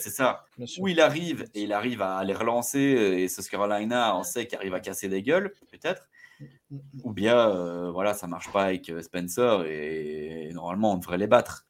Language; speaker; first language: French; native; French